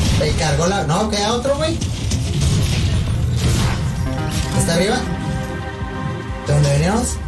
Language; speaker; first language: Spanish; native; Spanish